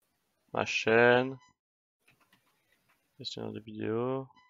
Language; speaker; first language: French; native; French